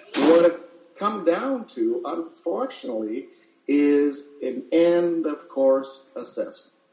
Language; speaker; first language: English; early bilingual, other home language; Italian